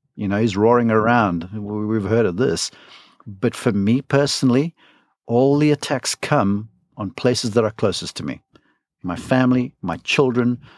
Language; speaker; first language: English; native; English